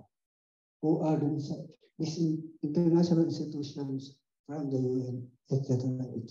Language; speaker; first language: English; non-native, local second language; Filipino